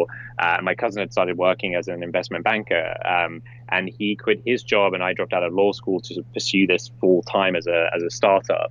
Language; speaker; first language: English; native; English